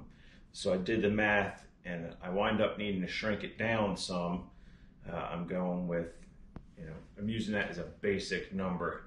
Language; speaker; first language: English; native; English